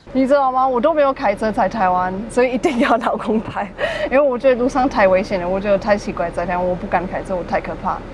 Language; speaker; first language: Chinese; non-native, fluent; German